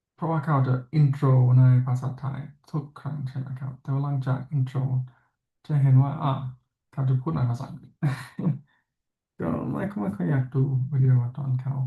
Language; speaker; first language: Thai; non-native, fluent; English